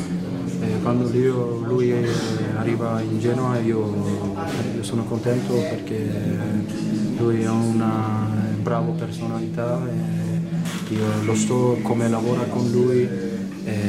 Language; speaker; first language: Italian; non-native, learner; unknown